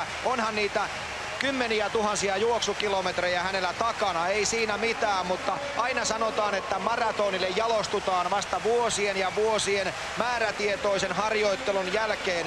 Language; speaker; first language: Finnish; native; Finnish